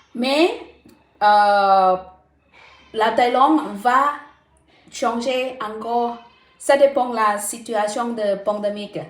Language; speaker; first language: French; non-native, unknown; Thai